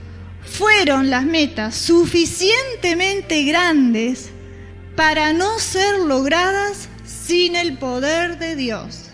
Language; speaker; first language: Spanish; native; Spanish